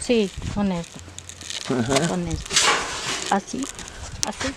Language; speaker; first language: Spanish; non-native, local second language; Guarani